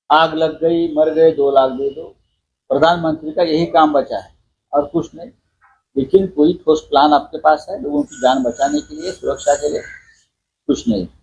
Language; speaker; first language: Hindi; non-native, local second language; Marathi